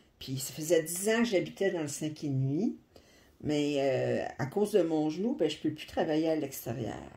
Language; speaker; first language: French; native; French